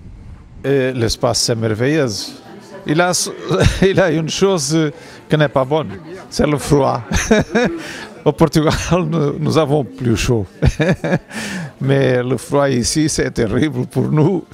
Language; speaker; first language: French; non-native, learner; Portuguese